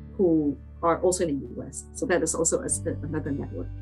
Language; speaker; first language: English; non-native, local second language; Chinese